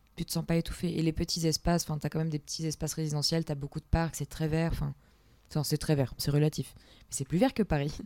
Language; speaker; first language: French; native; French